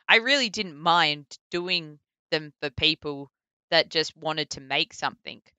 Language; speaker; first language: English; native; English